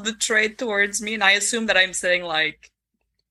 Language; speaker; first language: English; non-native, fluent; French